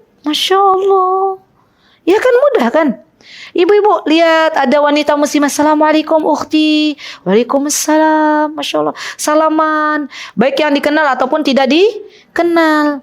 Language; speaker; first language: Indonesian; native; Indonesian